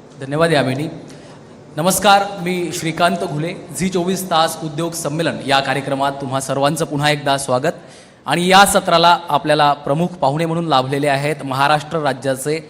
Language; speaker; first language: Marathi; native; Marathi